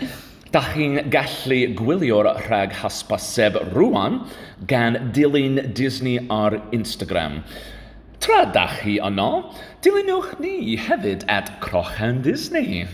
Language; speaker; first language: Welsh; non-native, learner; English